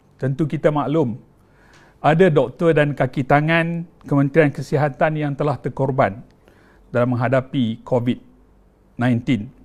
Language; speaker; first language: Malay; native; Malay